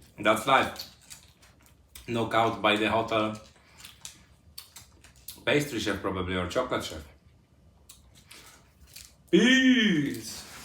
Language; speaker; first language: English; non-native, fluent; Polish